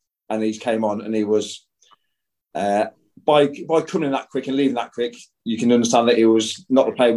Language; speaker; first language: English; native; English